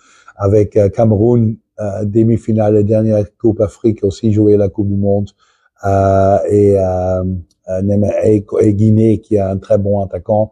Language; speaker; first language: French; non-native, fluent; Dutch